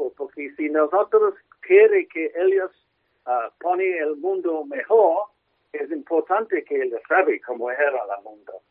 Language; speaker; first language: Spanish; non-native, learner; English